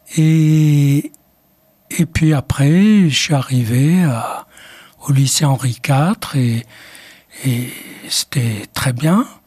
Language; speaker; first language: French; non-native, local second language; Arabic